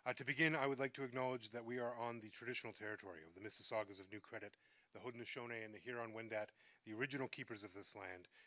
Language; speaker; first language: English; native; English